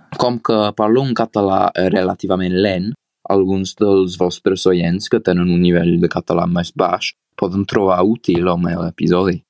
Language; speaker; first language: Catalan; non-native, learner; English